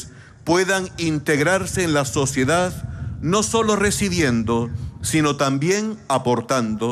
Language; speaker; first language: Spanish; native; Spanish